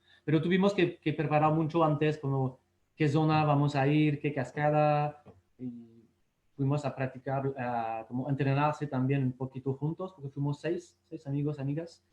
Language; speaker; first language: Spanish; non-native, fluent; French